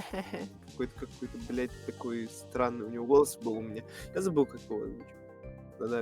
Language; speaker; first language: Russian; native; Russian